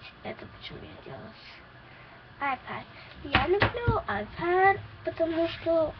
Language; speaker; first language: Russian; early bilingual, heritage; English